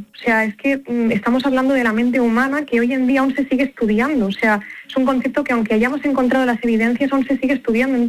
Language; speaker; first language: Spanish; native; Spanish